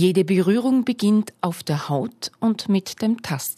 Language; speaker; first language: German; native; German